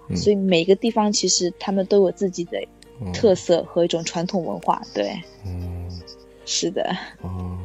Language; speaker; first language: Chinese; native; Chinese